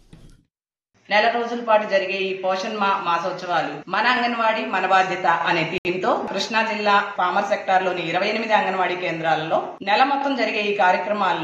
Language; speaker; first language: Telugu; native; Telugu